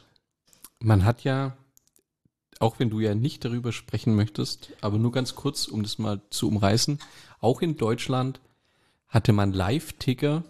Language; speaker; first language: German; native; German